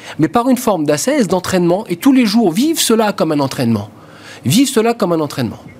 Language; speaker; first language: French; native; French